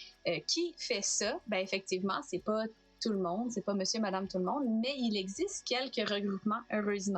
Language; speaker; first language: French; native; French